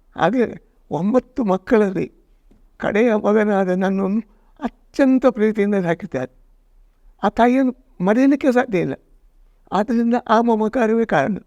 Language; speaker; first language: Kannada; non-native, local second language; Tulu